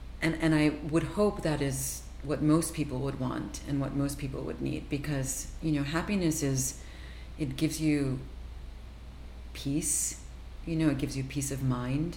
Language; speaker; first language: English; native; English